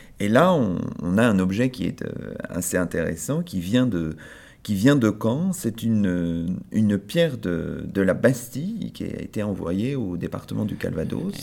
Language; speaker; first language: French; native; French